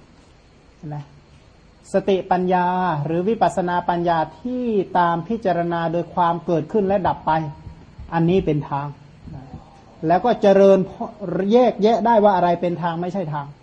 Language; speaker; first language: Thai; non-native, local second language; Khmer